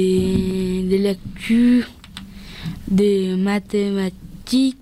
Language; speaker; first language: French; early bilingual, other home language; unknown